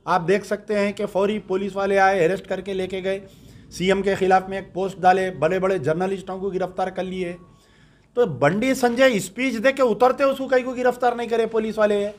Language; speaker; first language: Hindi; native; Hindi